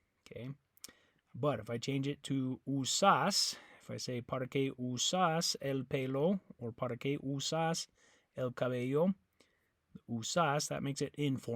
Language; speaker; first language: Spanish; non-native, fluent; English